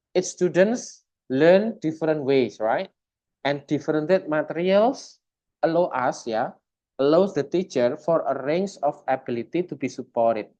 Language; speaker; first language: English; non-native, fluent; Indonesian